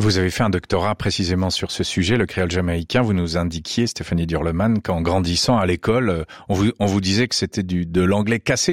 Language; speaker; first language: French; native; French